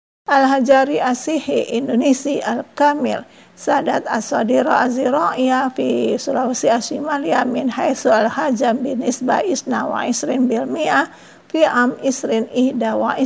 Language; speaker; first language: Arabic; non-native, fluent; Indonesian